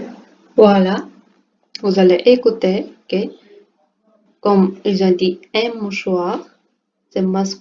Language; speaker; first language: French; non-native, learner; Portuguese